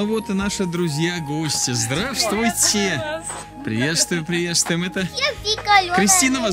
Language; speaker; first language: Russian; native; Russian